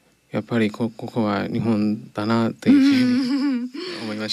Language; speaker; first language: Japanese; non-native, learner; English